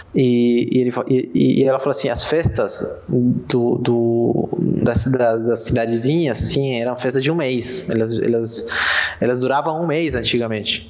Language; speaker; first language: Portuguese; non-native, fluent; Spanish